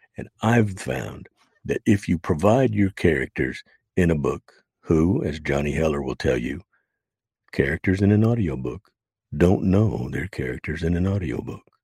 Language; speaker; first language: English; native; English